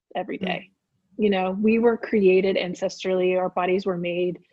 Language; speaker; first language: English; native; English